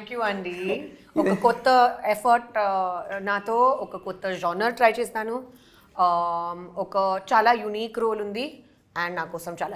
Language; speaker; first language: Telugu; non-native, learner; Hindi